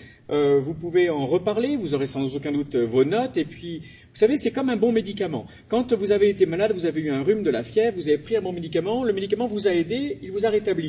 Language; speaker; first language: French; native; French